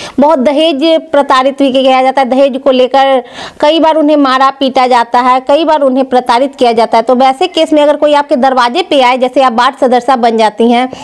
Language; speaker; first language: Hindi; native; Hindi